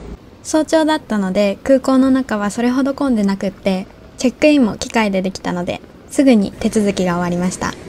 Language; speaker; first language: Japanese; native; Japanese